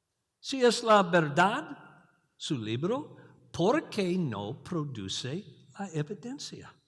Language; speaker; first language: Spanish; non-native, learner; English